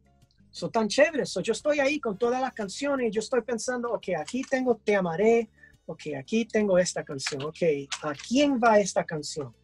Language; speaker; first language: Spanish; early bilingual, heritage; English